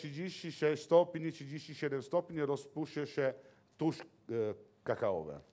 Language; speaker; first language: Polish; non-native, learner; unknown